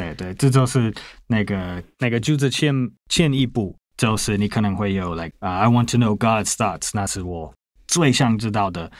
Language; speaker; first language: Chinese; non-native, fluent; English